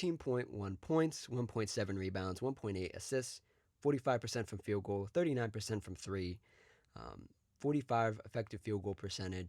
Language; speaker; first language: English; native; English